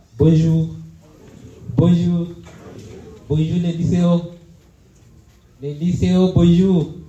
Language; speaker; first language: French; non-native, fluent; Swahili